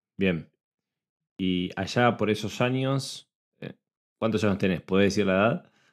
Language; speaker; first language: Spanish; native; Spanish